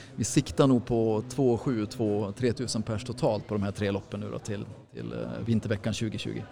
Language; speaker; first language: Swedish; native; Swedish